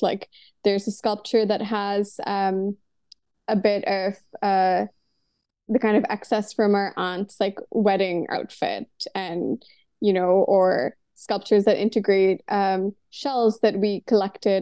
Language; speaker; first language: English; non-native, local second language; Urdu